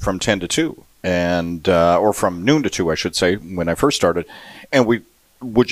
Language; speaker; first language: English; native; English